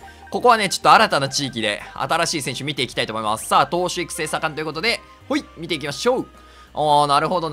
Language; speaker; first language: Japanese; native; Japanese